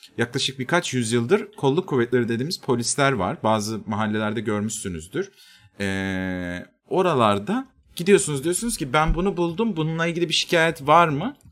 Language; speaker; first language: Turkish; native; Turkish